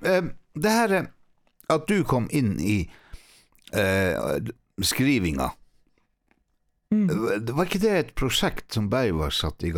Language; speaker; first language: Norwegian; native; Norwegian